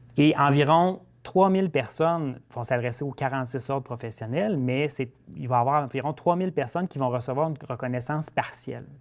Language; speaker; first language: French; native; French